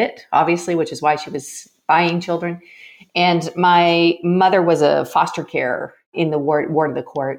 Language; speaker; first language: English; native; English